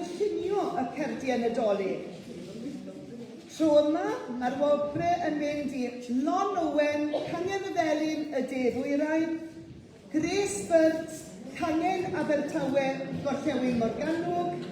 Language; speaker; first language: Welsh; native; Welsh